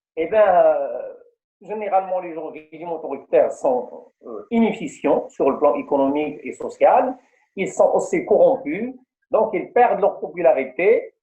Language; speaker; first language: French; non-native, local second language; Arabic